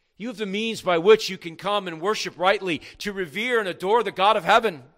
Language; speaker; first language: English; native; English